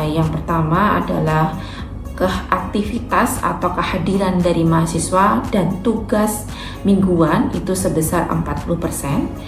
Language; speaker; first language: Indonesian; native; Indonesian